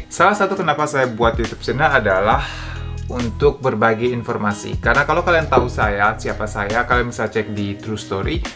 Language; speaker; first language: Indonesian; native; Indonesian